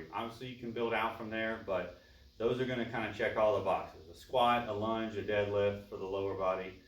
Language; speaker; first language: English; native; English